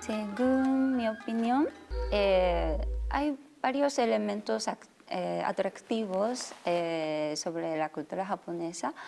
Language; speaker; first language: Spanish; non-native, fluent; Japanese